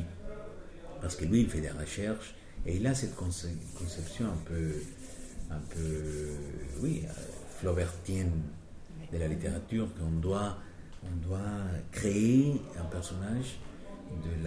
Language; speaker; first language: French; non-native, fluent; Spanish